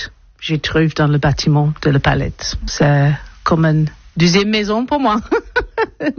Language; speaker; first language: French; non-native, learner; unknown